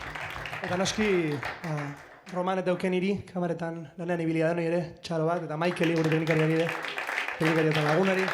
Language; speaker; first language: Basque; native; Basque